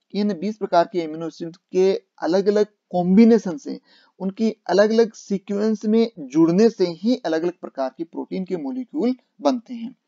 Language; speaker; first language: Hindi; native; Hindi